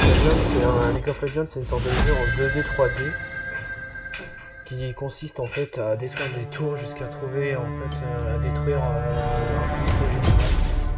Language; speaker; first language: French; native; French